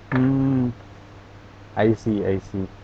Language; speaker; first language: English; non-native, learner; Indonesian